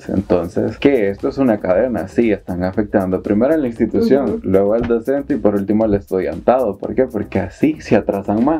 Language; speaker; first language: Spanish; native; Spanish